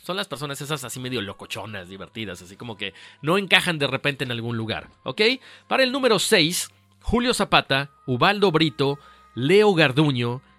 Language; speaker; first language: Spanish; native; Spanish